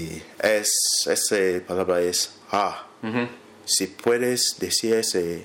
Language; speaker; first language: Spanish; non-native, learner; English